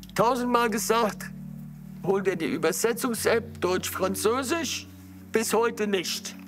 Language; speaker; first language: German; native; German